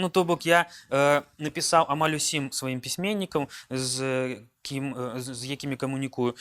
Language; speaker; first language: Belarusian; native; Belarusian